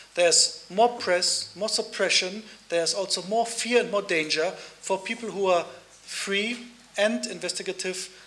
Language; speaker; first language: English; non-native, fluent; German